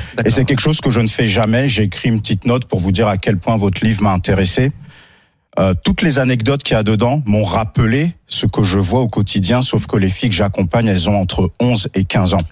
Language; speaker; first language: French; native; French